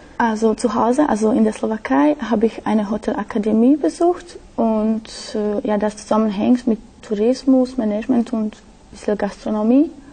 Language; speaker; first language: German; non-native, learner; Slovak